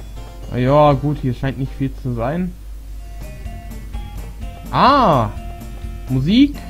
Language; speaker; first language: German; native; German